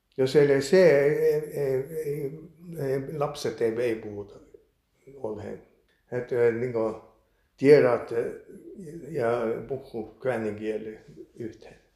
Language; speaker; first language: Finnish; early bilingual, heritage; Finnish